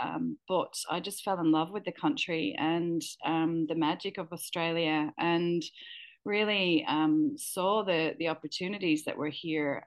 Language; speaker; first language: English; native; English